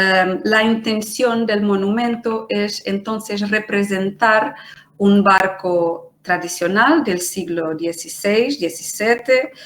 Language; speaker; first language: Spanish; non-native, fluent; Portuguese